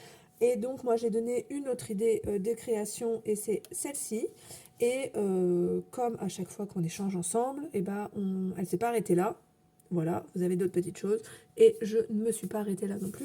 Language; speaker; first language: French; native; French